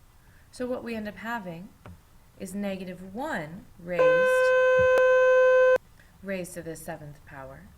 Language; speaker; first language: English; native; English